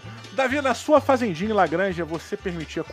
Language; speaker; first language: Portuguese; native; Portuguese